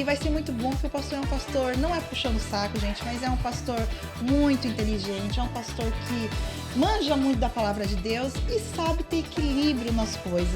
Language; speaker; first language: Portuguese; native; Portuguese